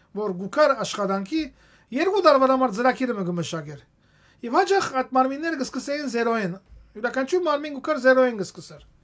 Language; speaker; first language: Armenian; native; Armenian